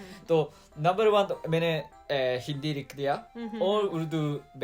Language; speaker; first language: Hindi; non-native, fluent; Japanese